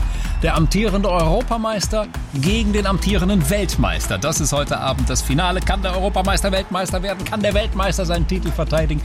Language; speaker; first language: German; native; German